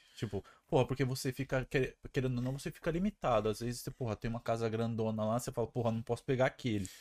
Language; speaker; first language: Portuguese; native; Portuguese